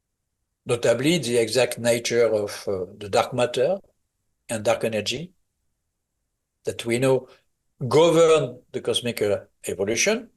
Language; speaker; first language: English; non-native, fluent; French